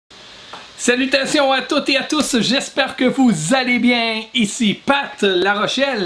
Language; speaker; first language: French; native; French